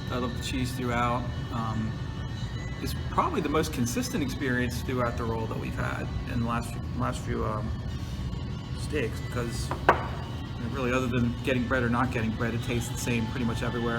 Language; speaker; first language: English; native; English